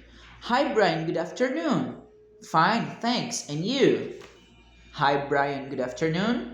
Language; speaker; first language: English; non-native, learner; Portuguese